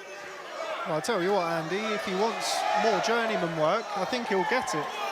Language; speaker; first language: English; native; English